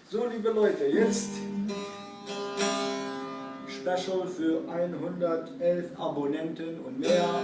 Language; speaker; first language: German; non-native, fluent; Kurdish